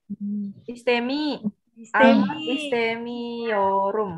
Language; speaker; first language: Turkish; non-native, learner; Indonesian